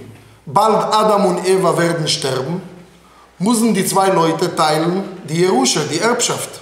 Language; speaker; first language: German; non-native, fluent; Hebrew